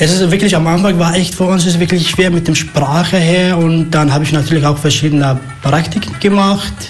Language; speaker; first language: German; non-native, learner; Arabic